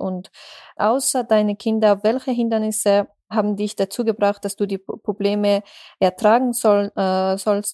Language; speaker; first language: German; non-native, fluent; Persian